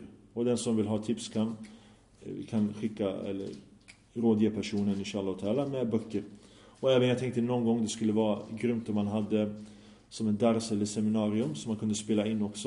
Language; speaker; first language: Swedish; early bilingual, other home language; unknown